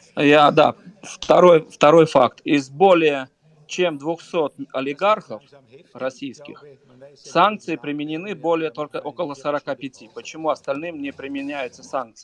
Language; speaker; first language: Russian; native; Russian